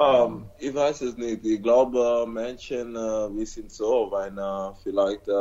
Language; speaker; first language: German; non-native, learner; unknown